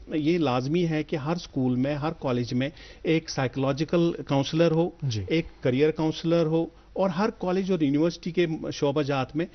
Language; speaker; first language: Hindi; non-native, local second language; Kashmiri